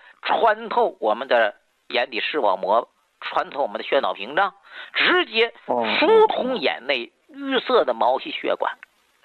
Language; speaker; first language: Chinese; native; Chinese